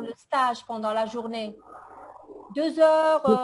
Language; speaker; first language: French; non-native, fluent; Italian